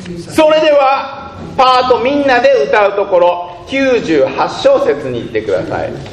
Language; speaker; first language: Japanese; native; Japanese